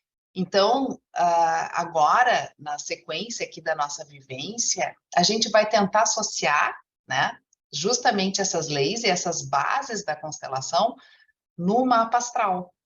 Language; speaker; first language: Portuguese; native; Portuguese